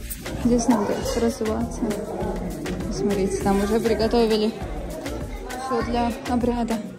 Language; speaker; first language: Russian; native; Russian